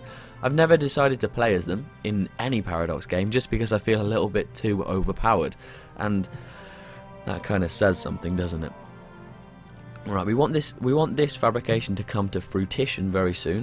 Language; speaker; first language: English; native; English